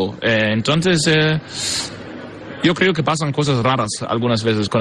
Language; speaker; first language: Spanish; non-native, fluent; Portuguese